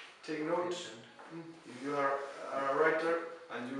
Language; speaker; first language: English; non-native, learner; Spanish